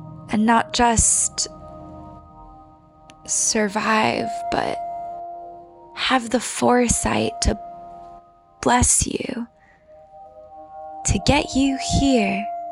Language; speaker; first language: English; early bilingual, other home language; Spanish